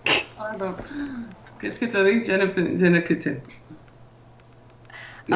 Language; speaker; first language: French; non-native, learner; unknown